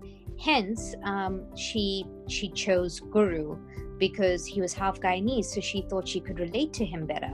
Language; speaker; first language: English; native; English